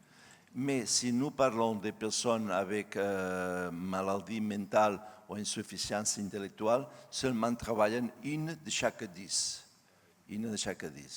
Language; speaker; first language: French; non-native, learner; Spanish